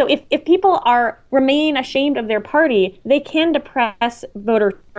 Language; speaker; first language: English; native; English